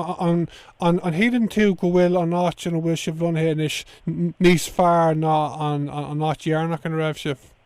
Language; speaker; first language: Irish; native; Irish